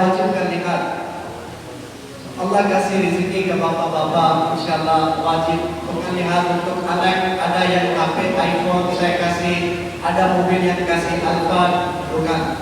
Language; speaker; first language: Indonesian; non-native, learner; Urdu